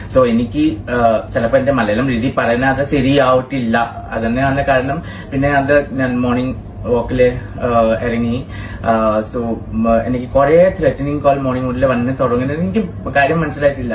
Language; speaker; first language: Malayalam; non-native, learner; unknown